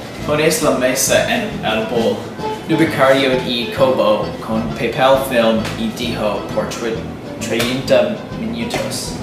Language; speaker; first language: Spanish; non-native, learner; English